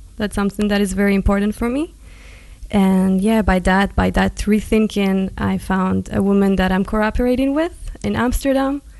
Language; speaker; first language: English; non-native, fluent; Hebrew